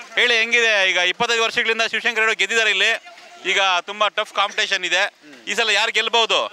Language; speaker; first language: Kannada; native; Kannada